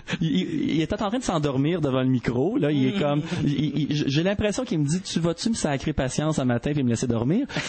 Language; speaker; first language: French; native; French